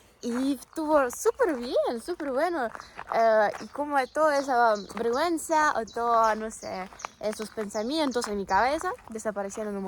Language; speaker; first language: Spanish; non-native, fluent; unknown